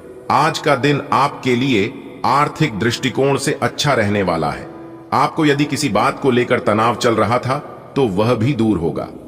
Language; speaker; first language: Hindi; native; Hindi